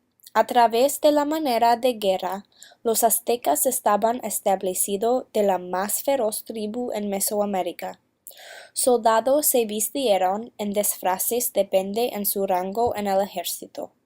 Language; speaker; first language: Spanish; non-native, learner; English